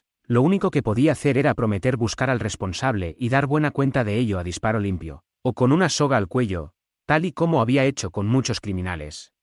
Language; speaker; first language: Spanish; native; Spanish